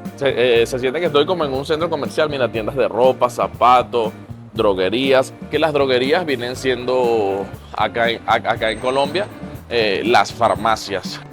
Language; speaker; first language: Spanish; native; Spanish